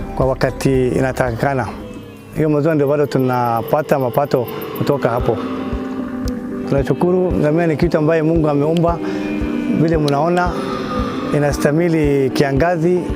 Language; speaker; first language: Swahili; non-native, local second language; Somali